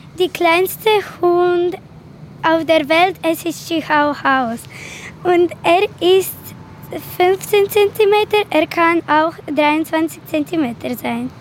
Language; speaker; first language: German; non-native, learner; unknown